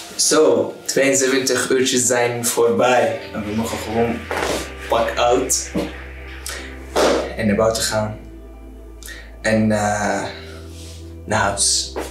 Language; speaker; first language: Dutch; non-native, learner; Arabic